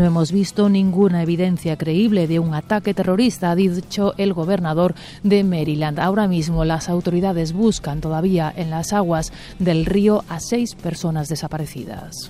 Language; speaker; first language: Spanish; native; Spanish